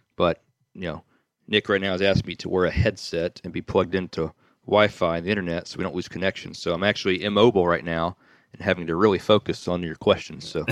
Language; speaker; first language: English; native; English